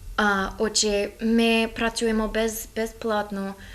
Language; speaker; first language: Ukrainian; non-native, learner; English